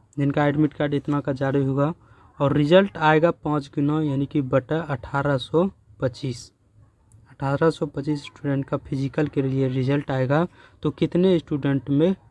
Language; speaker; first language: Hindi; native; Hindi